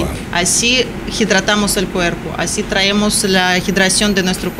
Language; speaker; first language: Spanish; non-native, learner; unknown